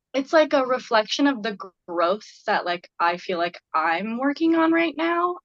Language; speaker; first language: English; native; English